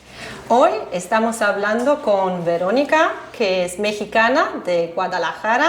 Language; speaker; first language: Spanish; non-native, fluent; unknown